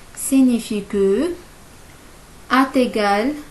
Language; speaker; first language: French; non-native, local second language; Arabic